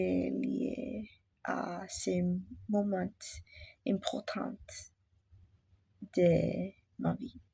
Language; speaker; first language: French; non-native, learner; English